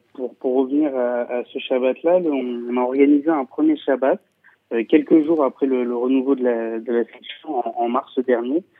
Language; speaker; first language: French; native; French